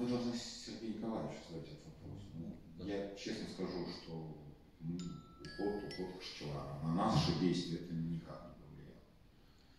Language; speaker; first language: Russian; native; Russian